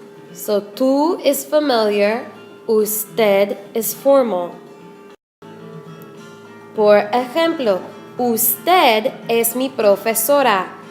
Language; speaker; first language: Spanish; non-native, fluent; English